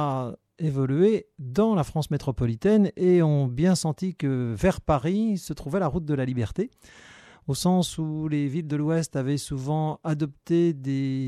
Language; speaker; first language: French; native; French